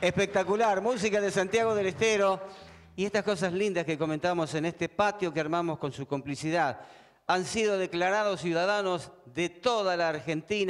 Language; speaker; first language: Spanish; native; Spanish